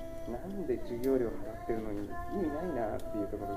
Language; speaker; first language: Japanese; native; Japanese